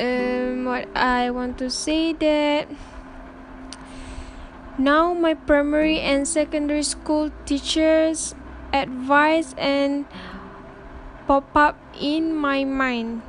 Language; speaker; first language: English; non-native, learner; Malay